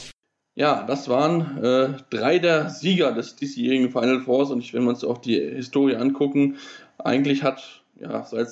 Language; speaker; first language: German; native; German